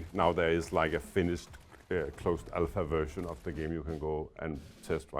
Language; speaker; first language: English; non-native, fluent; Danish